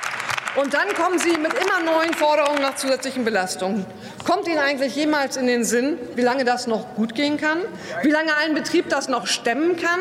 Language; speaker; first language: German; native; German